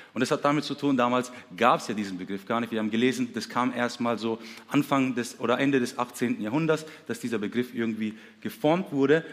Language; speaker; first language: German; early bilingual, other home language; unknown